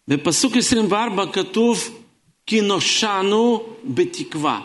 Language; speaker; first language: Hebrew; non-native, fluent; Russian